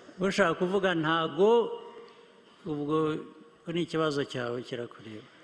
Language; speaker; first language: Kinyarwanda; early bilingual, heritage; Kinyarwanda